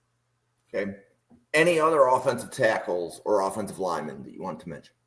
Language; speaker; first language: English; native; English